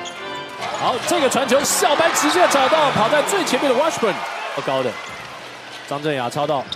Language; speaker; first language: Chinese; native; Chinese